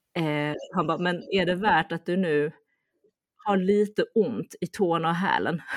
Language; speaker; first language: Swedish; early bilingual, other home language; Chinese